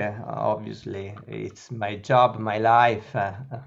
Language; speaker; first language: English; non-native, learner; Italian